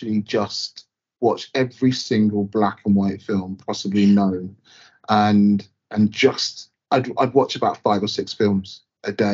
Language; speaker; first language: English; native; English